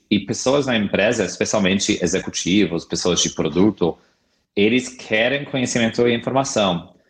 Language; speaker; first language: Portuguese; non-native, fluent; English